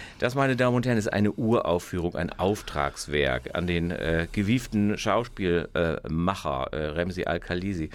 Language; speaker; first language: German; native; German